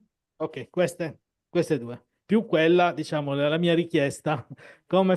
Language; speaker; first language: Italian; native; Italian